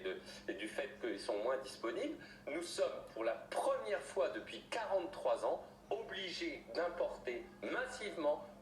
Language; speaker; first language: French; native; French